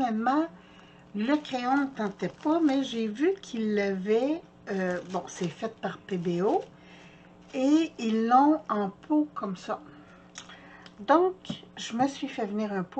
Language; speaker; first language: French; native; French